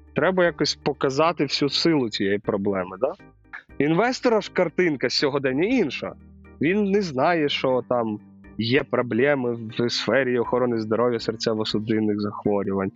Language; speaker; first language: Ukrainian; native; Ukrainian